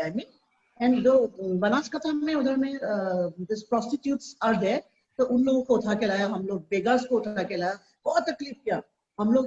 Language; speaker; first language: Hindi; non-native, local second language; Assamese